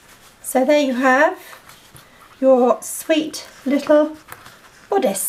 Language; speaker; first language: English; native; English